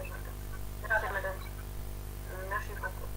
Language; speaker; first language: French; non-native, learner; Arabic